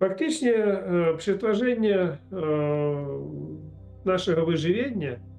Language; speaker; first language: Polish; non-native, learner; Russian